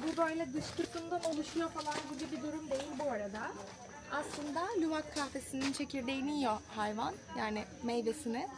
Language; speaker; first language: Turkish; native; Turkish